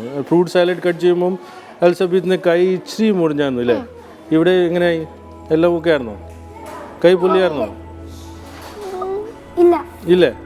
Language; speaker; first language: Malayalam; non-native, fluent; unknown